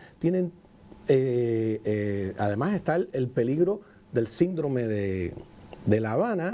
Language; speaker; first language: Spanish; native; Spanish